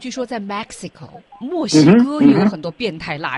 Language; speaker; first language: Chinese; native; Chinese